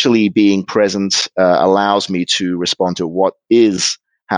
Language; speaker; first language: English; native; English